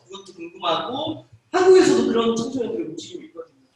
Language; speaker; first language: Korean; native; Korean